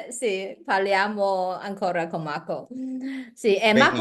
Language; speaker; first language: Italian; non-native, learner; Chinese